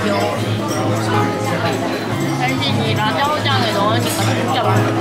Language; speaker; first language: Chinese; non-native, fluent; Korean